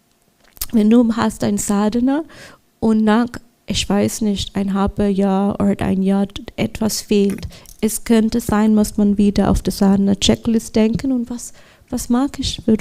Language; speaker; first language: German; non-native, learner; English